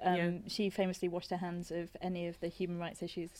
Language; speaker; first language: English; native; English